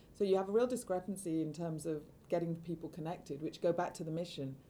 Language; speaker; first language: English; native; English